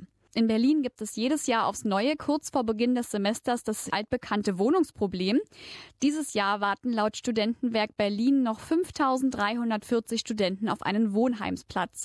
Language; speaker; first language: German; native; German